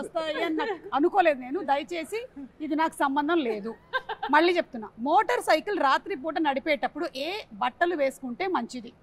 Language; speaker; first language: Telugu; native; Telugu